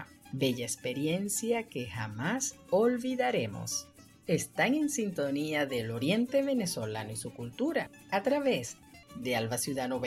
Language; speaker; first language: Spanish; native; Spanish